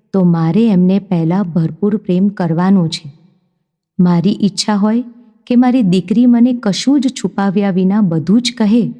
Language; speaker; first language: Gujarati; native; Gujarati